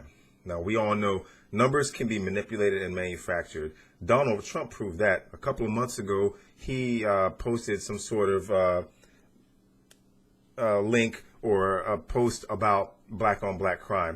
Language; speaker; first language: English; native; English